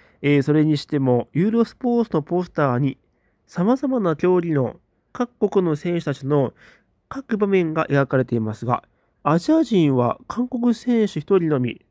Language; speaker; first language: Japanese; native; Japanese